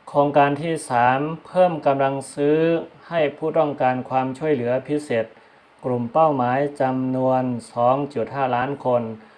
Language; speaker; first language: Thai; non-native, local second language; Shan